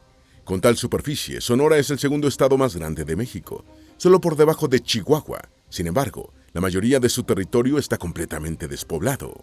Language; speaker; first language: Spanish; native; Spanish